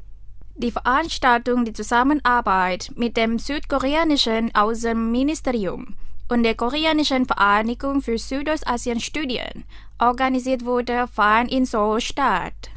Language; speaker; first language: German; non-native, fluent; Indonesian